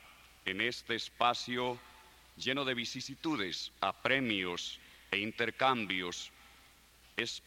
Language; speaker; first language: Spanish; native; Spanish